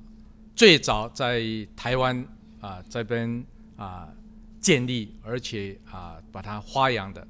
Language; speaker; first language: Chinese; non-native, local second language; Min Nan Chinese